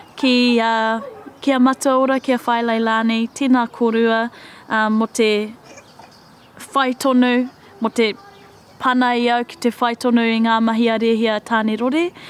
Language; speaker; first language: Māori; non-native, local second language; English